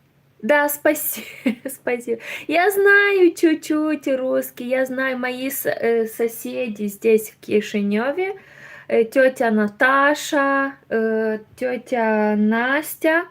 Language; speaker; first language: Russian; non-native, learner; Romanian